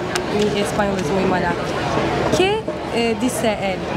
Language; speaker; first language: Spanish; non-native, learner; Turkish